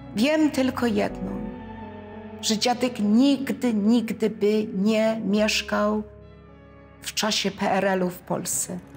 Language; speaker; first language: Polish; early bilingual, heritage; Polish